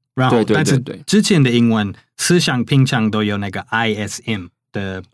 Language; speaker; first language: Chinese; non-native, fluent; English